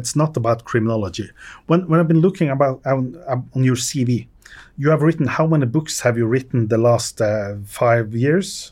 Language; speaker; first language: English; non-native, fluent; Norwegian